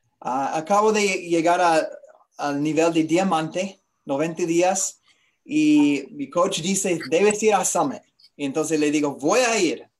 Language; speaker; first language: Spanish; non-native, learner; English